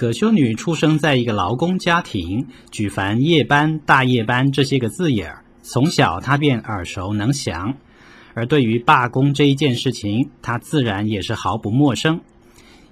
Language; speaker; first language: Chinese; native; Chinese